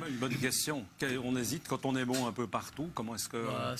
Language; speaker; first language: French; native; French